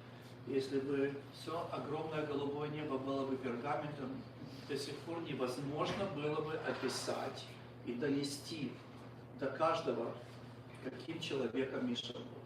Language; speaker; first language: Russian; native; Russian